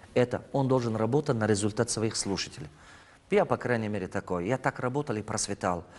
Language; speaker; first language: Russian; non-native, fluent; Tajik